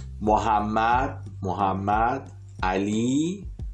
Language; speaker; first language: Japanese; non-native, fluent; Persian